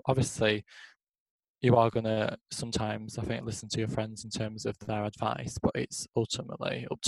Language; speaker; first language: English; native; English